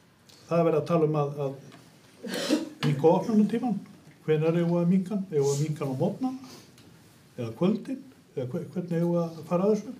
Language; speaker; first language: Icelandic; native; Icelandic